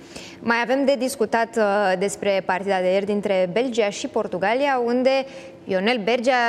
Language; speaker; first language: Romanian; native; Romanian